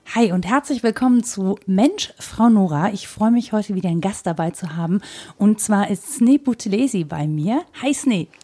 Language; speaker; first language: German; native; German